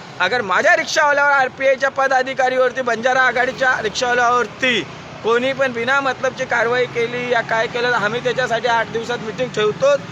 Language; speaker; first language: Marathi; non-native, local second language; Hindi